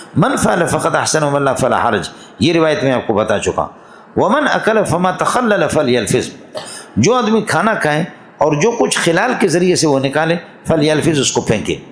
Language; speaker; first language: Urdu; non-native, local second language; Brahui